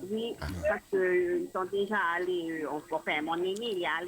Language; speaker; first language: French; non-native, local second language; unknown